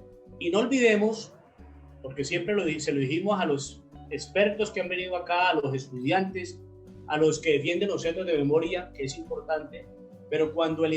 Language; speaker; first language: Spanish; native; Spanish